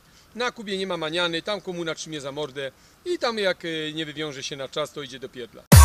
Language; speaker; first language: Polish; native; Polish